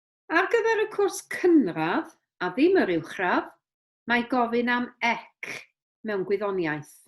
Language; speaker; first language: Welsh; native; Welsh